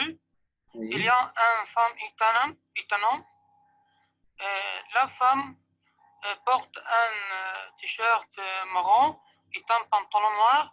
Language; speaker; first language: French; non-native, learner; Arabic